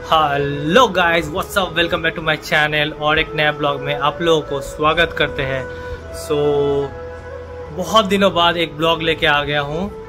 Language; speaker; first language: Hindi; non-native, local second language; Bangla